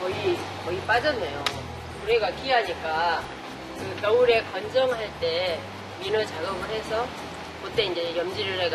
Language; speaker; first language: Korean; native; Korean